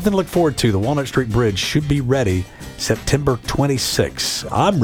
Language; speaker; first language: English; native; English